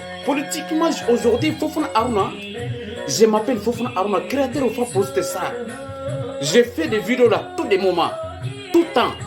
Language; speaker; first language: French; non-native, local second language; Bambara